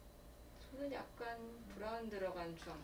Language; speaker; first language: Korean; native; Korean